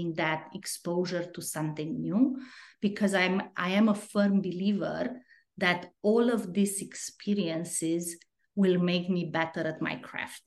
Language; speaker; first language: English; non-native, fluent; Romanian